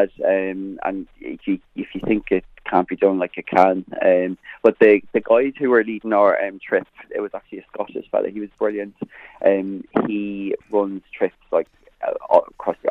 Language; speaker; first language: English; native; English